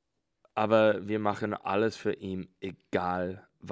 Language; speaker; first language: German; non-native, learner; English